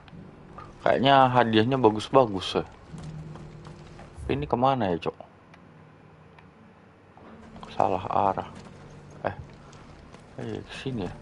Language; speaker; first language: Indonesian; native; Indonesian